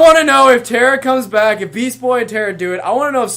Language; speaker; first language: English; native; English